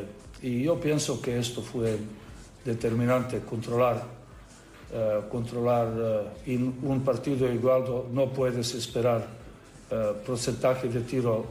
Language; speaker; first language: Spanish; non-native, learner; Serbian